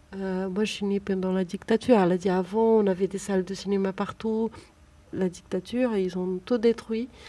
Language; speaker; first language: French; non-native, fluent; Portuguese